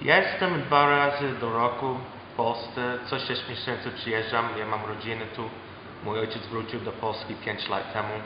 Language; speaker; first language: Polish; early bilingual, heritage; Polish